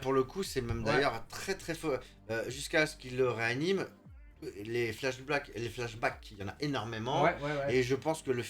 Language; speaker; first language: French; native; French